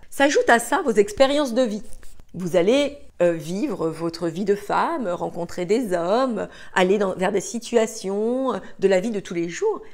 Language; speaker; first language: French; native; French